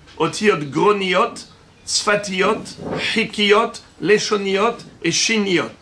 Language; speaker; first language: French; native; French